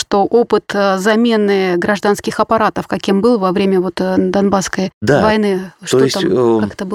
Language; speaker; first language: Russian; native; Russian